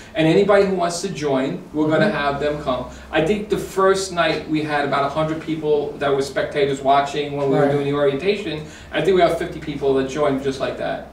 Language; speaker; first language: English; native; English